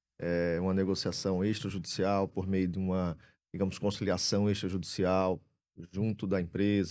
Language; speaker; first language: Portuguese; native; Portuguese